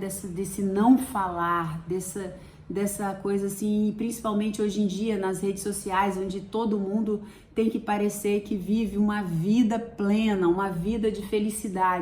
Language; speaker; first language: Portuguese; native; Portuguese